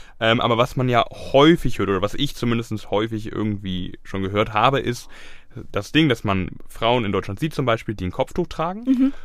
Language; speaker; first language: German; native; German